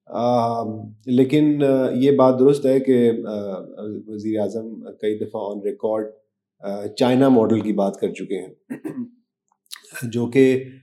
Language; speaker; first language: Urdu; native; Urdu